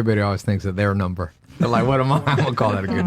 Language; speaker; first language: English; native; English